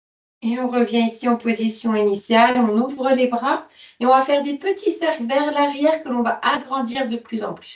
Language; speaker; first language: French; native; French